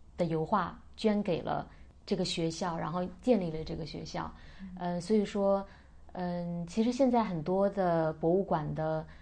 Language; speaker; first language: Chinese; native; Chinese